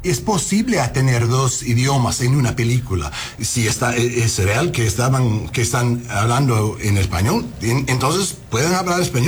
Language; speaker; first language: Spanish; non-native, learner; English